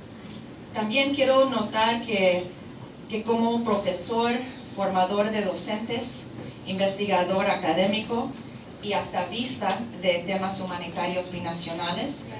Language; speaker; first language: Spanish; non-native, fluent; English